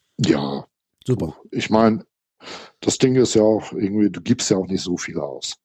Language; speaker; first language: German; native; German